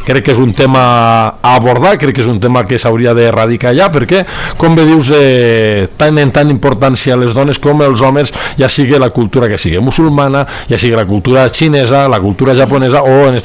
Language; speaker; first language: Catalan; native; Catalan